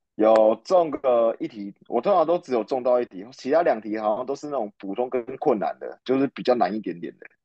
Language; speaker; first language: Chinese; native; Chinese